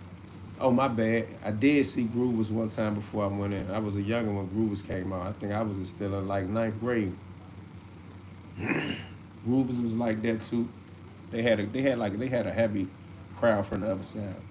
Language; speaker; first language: English; native; English